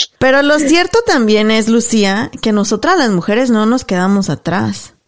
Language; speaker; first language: Spanish; native; Spanish